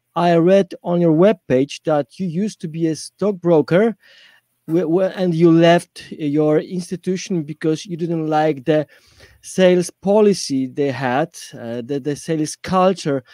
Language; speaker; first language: English; non-native, fluent; Polish